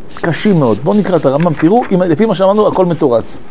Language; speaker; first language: Hebrew; early bilingual, other home language; French